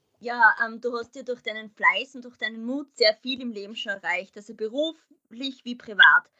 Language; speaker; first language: German; native; German